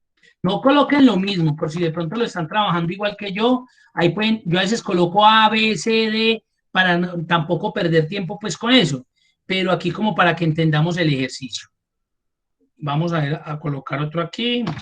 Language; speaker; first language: Spanish; native; Spanish